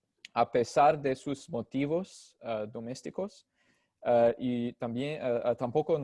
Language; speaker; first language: Spanish; non-native, fluent; English